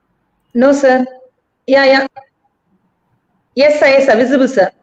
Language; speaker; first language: English; non-native, local second language; Tamil